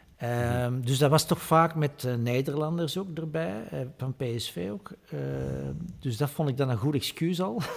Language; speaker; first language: Dutch; native; Dutch